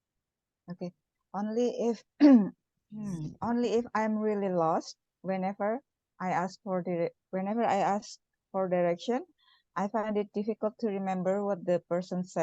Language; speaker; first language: English; non-native, learner; Indonesian